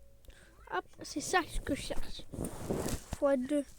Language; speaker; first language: French; native; French